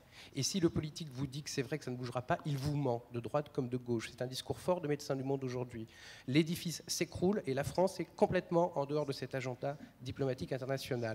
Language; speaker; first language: French; native; French